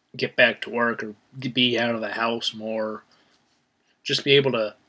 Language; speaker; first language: English; native; English